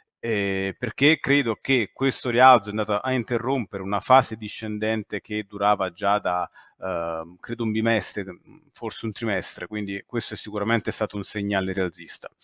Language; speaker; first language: Italian; native; Italian